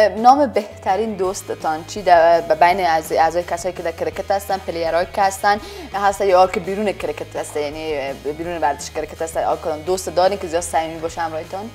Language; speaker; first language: Persian; native; Persian